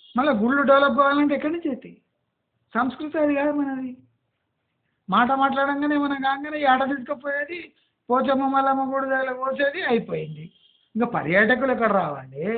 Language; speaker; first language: Telugu; native; Telugu